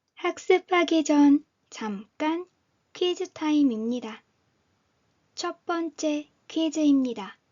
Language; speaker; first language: Korean; native; Korean